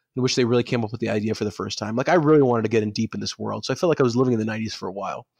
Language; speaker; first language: English; native; English